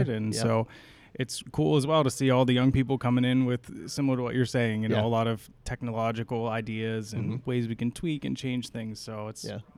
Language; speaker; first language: English; native; English